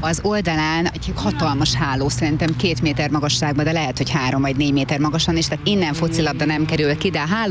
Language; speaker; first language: Hungarian; native; Hungarian